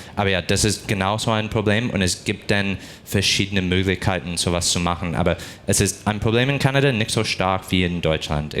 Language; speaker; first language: German; non-native, fluent; English